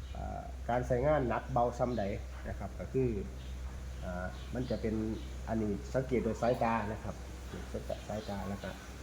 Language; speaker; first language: Thai; native; Thai